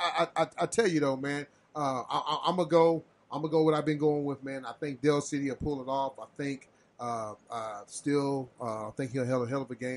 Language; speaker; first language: English; native; English